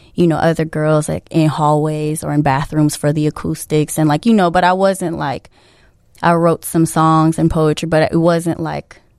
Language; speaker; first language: English; early bilingual, other home language; Filipino